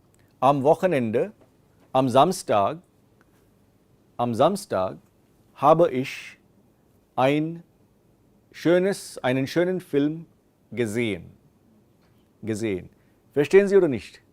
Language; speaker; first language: German; non-native, fluent; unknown